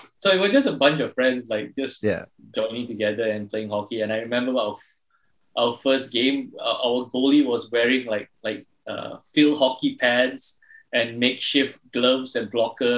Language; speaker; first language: English; non-native, local second language; Malay